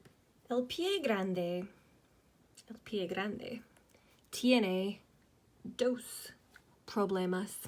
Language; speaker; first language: Spanish; non-native, fluent; English